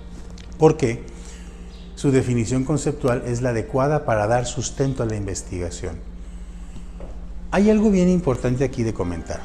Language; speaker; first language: Spanish; native; Spanish